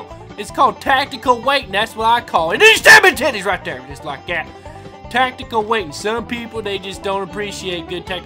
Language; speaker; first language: English; native; English